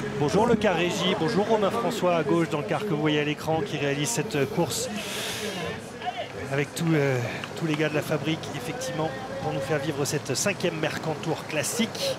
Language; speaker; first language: French; native; French